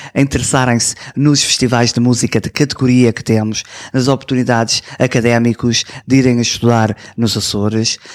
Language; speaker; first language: Portuguese; early bilingual, heritage; English